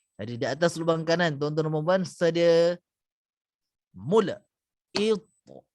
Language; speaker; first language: Malay; native; Malay